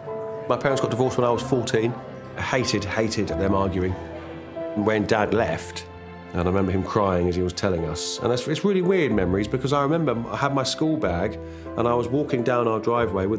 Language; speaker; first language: English; native; English